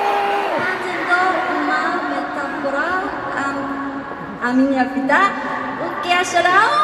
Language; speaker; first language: Portuguese; non-native, learner; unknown